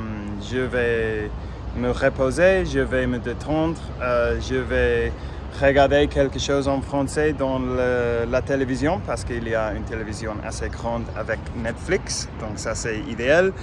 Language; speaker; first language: French; non-native, fluent; English